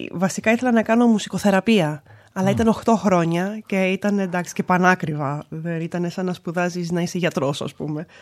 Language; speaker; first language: Greek; early bilingual, other home language; English